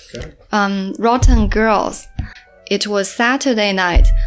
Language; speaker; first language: English; non-native, fluent; Chinese